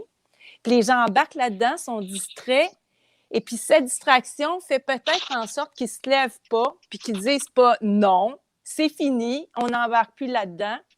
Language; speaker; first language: French; native; French